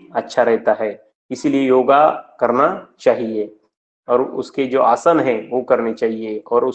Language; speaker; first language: Hindi; non-native, local second language; Marathi